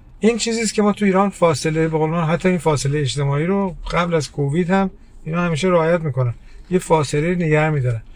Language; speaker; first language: Persian; early bilingual, heritage; Persian